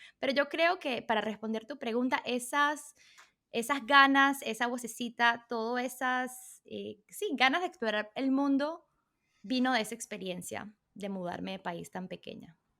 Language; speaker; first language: Spanish; early bilingual, other home language; Portuguese